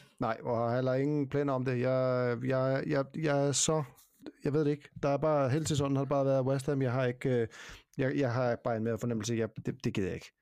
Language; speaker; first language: Danish; native; Danish